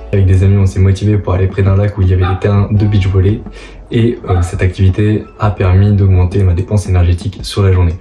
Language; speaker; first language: French; native; French